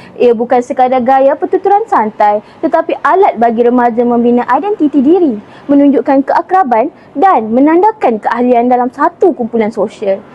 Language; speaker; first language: Malay; native; Malay